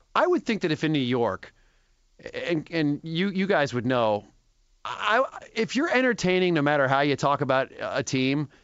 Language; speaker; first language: English; native; English